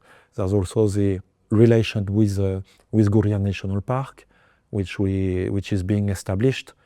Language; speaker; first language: English; non-native, fluent; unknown